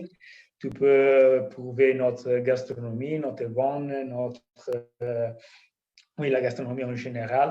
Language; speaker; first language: French; non-native, fluent; Italian